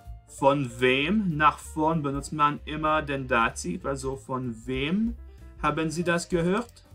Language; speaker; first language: German; non-native, fluent; French